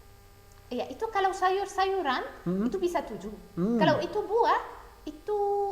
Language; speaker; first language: Indonesian; non-native, learner; Arabic